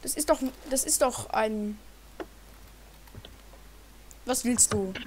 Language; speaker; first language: German; native; German